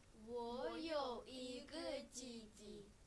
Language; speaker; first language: Chinese; non-native, fluent; Kyrgyz